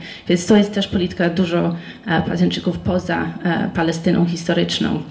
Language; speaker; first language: Polish; non-native, fluent; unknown